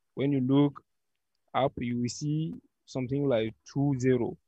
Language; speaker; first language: English; non-native, learner; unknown